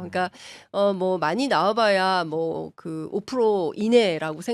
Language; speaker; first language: Korean; native; Korean